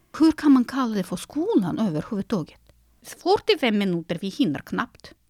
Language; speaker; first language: Swedish; non-native, fluent; Russian